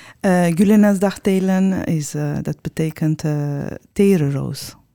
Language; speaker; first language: Dutch; non-native, fluent; Turkish